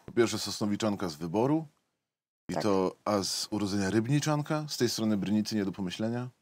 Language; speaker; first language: Polish; native; Polish